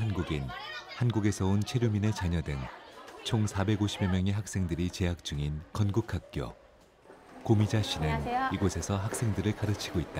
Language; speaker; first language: Korean; native; Korean